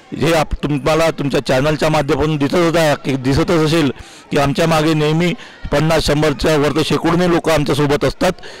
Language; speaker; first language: Marathi; native; Marathi